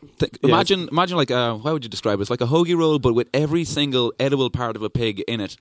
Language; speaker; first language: English; native; English